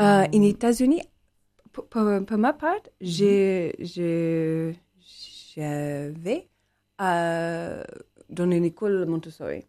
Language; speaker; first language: French; non-native, learner; English